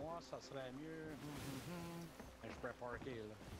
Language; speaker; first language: French; native; French